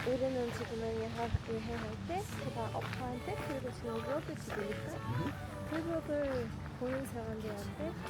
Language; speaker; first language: Korean; non-native, learner; Russian